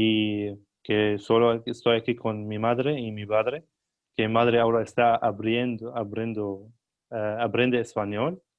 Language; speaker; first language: Spanish; non-native, learner; Arabic